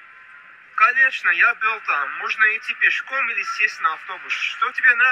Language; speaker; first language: Russian; non-native, learner; English